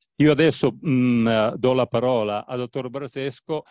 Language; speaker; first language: Italian; native; Italian